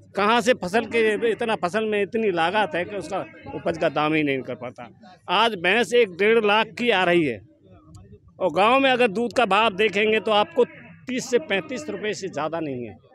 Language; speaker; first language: Hindi; native; Hindi